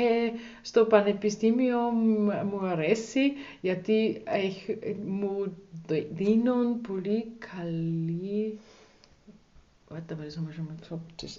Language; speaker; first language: Greek; non-native, learner; German